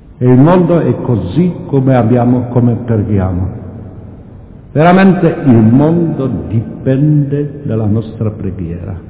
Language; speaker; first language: Italian; non-native, fluent; Czech